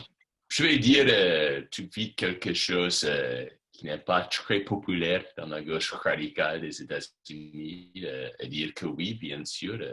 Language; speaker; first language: French; non-native, fluent; English